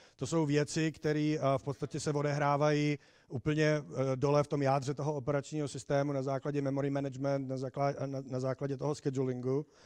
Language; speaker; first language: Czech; native; Czech